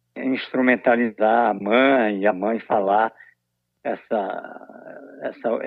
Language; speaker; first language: Portuguese; native; Portuguese